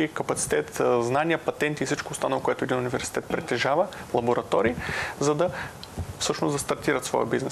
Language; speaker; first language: Bulgarian; native; Bulgarian